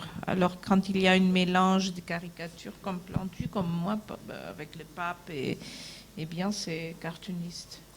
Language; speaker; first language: French; non-native, fluent; Portuguese